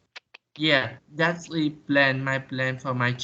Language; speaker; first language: English; non-native, learner; Vietnamese